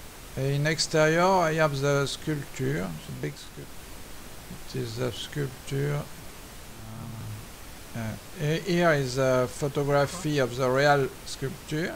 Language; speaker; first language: English; non-native, learner; French